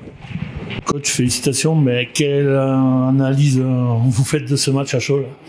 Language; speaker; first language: French; native; French